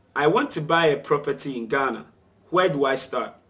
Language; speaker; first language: English; non-native, local second language; Akan